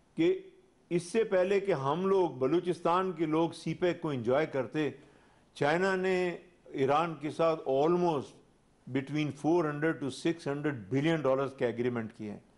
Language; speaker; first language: Urdu; non-native, local second language; Pashto